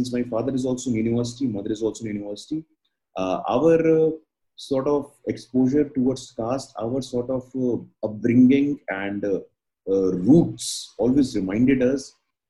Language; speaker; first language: English; non-native, local second language; Hindi